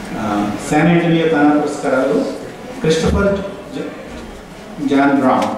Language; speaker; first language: Telugu; native; Telugu